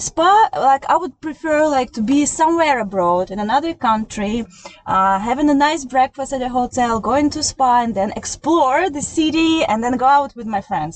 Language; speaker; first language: English; non-native, fluent; Russian